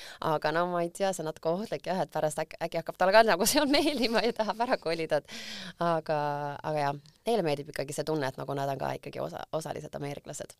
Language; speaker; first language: Estonian; early bilingual, other home language; English